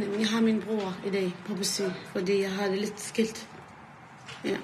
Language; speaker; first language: Danish; non-native, learner; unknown